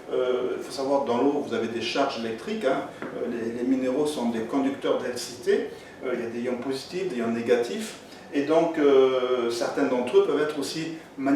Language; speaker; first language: French; native; French